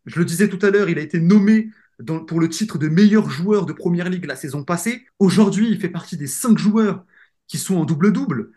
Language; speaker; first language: French; native; French